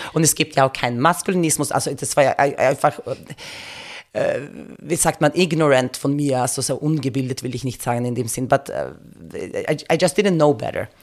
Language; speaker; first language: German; non-native, fluent; Finnish